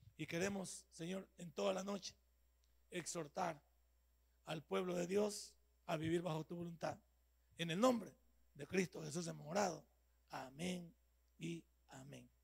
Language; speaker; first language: Spanish; native; Spanish